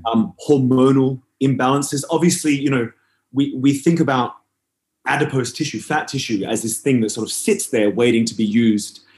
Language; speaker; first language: English; native; English